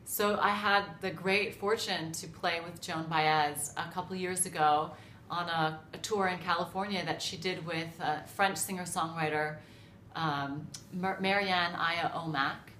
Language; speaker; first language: English; native; English